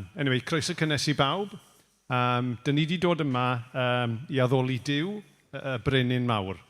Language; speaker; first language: Welsh; native; Welsh